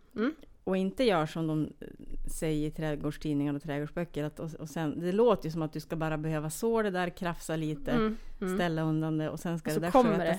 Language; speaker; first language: Swedish; native; Swedish